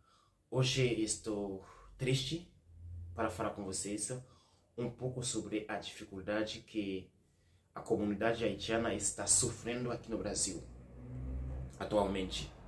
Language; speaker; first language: Portuguese; non-native, learner; Haitian Creole